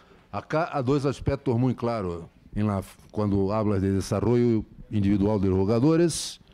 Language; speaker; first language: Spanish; non-native, fluent; Portuguese